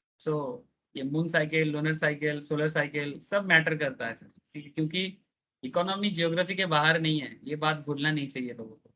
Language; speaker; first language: Hindi; non-native, local second language; Bangla